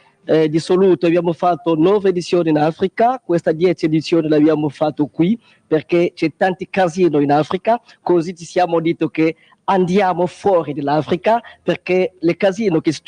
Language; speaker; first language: Italian; non-native, learner; Kongo